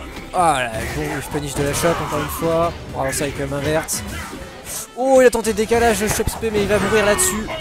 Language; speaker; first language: French; native; French